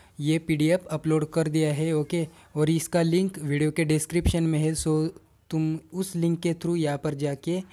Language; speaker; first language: Hindi; non-native, local second language; Marathi